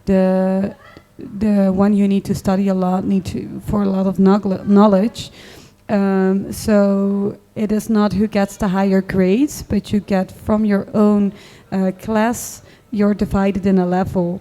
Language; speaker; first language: English; non-native, fluent; Dutch